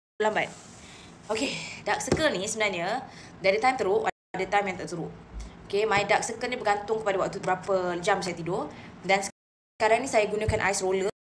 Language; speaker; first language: Malay; native; Malay